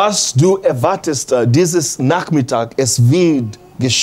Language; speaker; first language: German; non-native, learner; English